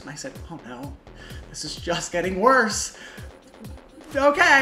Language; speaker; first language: English; native; English